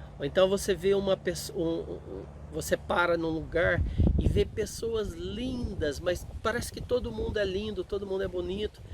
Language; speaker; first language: Portuguese; native; Portuguese